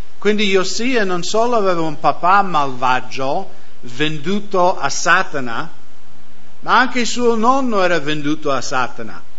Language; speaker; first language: Italian; non-native, fluent; English